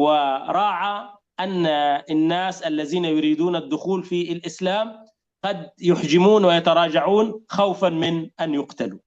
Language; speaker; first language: Arabic; native; Arabic